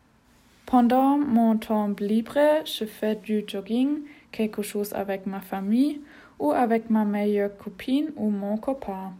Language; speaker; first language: French; non-native, learner; German